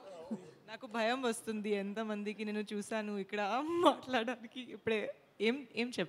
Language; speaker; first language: Telugu; non-native, fluent; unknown